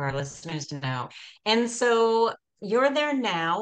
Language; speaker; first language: English; native; English